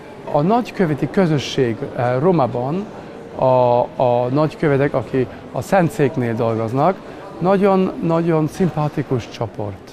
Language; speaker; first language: Hungarian; non-native, learner; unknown